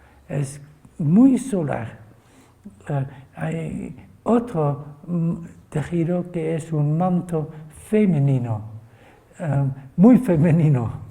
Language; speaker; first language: Spanish; non-native, fluent; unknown